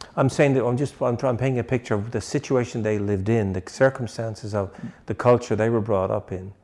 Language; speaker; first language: English; native; English